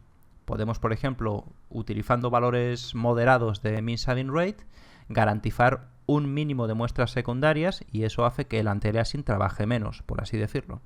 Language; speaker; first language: Spanish; native; Spanish